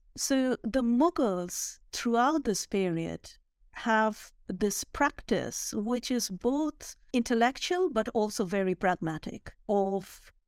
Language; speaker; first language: English; non-native, local second language; Bangla